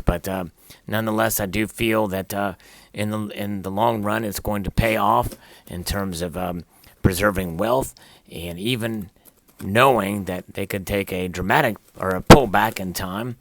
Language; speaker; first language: English; native; English